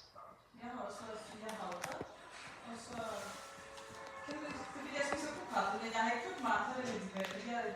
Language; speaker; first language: Danish; early bilingual, other home language; Turkish